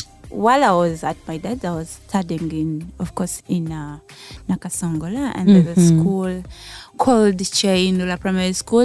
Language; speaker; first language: English; non-native, local second language; Ganda